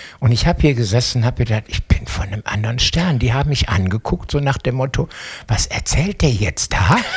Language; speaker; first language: German; native; German